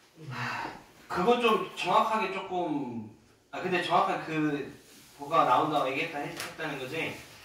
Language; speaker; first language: Korean; native; Korean